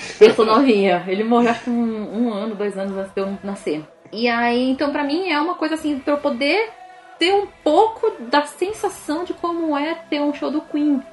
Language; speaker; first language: Portuguese; native; Portuguese